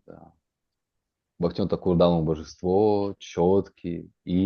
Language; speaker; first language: Russian; native; Russian